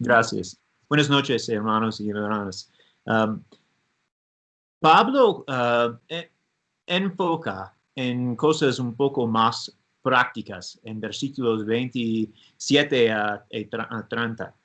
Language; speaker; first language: Spanish; non-native, learner; English